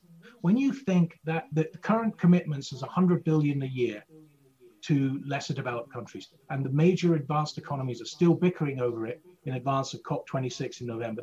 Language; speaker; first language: English; native; English